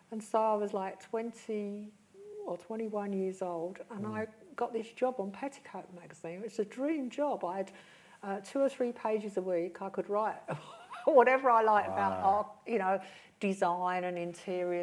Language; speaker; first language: English; native; English